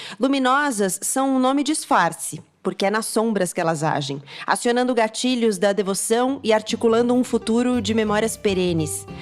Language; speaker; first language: Portuguese; native; Portuguese